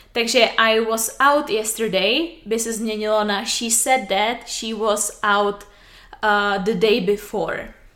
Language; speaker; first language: English; non-native, fluent; Czech